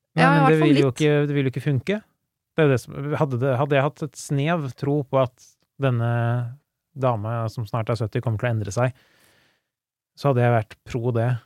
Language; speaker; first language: Norwegian; early bilingual, other home language; Persian